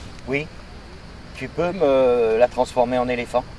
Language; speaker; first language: French; native; French